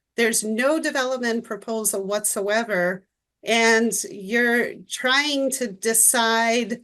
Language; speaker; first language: English; native; English